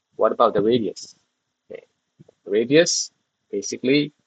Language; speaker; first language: English; non-native, fluent; Indonesian